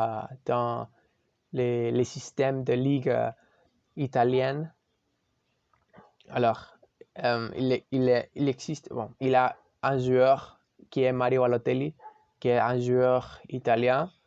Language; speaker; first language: French; non-native, learner; Spanish